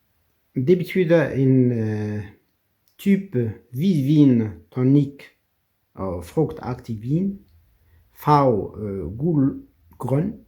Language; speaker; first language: Danish; non-native, fluent; French